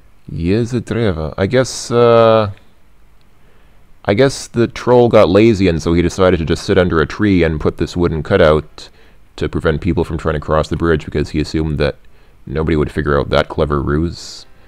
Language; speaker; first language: English; native; English